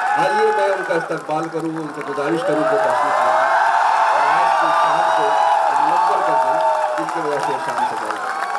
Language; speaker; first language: Urdu; native; Urdu